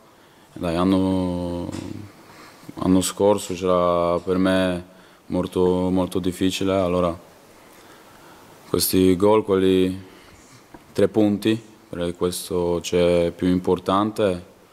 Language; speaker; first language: Italian; non-native, learner; Polish